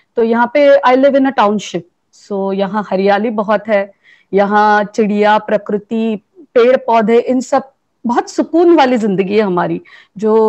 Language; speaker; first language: Hindi; native; Hindi